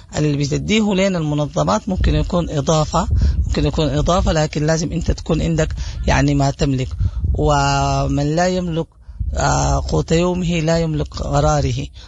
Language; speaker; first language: Arabic; native; Arabic